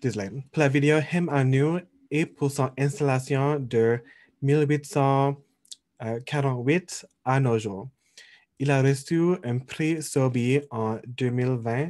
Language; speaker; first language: French; non-native, local second language; English